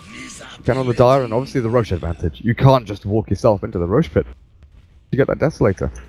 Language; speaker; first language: English; native; English